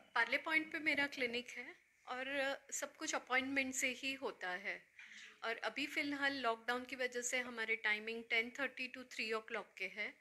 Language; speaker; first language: Hindi; native; Hindi